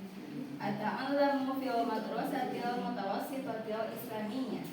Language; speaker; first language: Arabic; non-native, learner; Indonesian